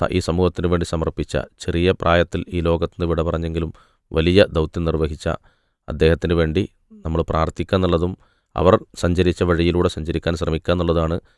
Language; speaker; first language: Malayalam; native; Malayalam